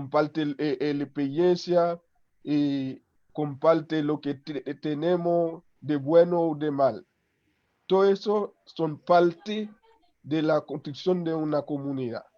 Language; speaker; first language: Spanish; non-native, local second language; Haitian Creole